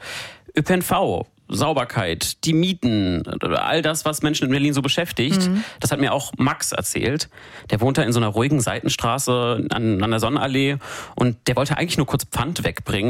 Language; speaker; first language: German; native; German